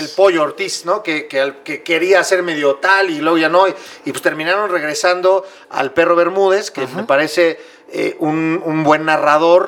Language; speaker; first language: Spanish; native; Spanish